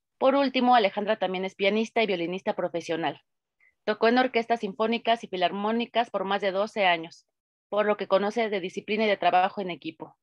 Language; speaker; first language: Spanish; native; Spanish